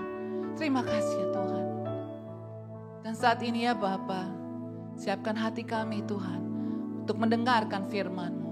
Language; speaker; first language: Indonesian; native; Indonesian